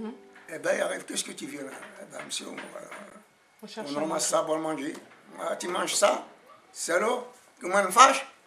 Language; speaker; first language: French; non-native, learner; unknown